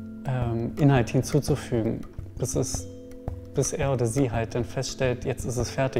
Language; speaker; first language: German; native; German